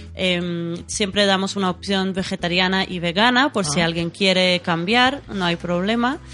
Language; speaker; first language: Spanish; non-native, fluent; Hebrew